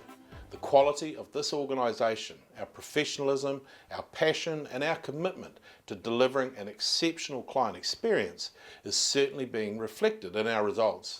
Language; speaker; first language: English; native; English